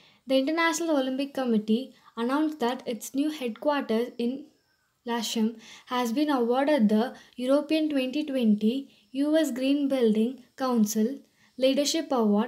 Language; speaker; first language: English; non-native, local second language; Tamil